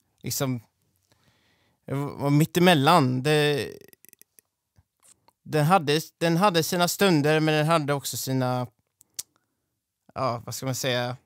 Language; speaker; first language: Swedish; native; Swedish